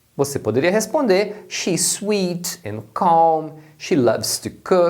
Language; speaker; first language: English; non-native, fluent; Portuguese